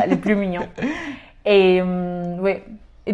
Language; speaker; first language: French; non-native, learner; Spanish